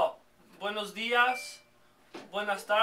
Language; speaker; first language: Spanish; non-native, learner; English